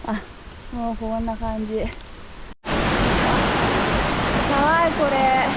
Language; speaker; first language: Japanese; native; Japanese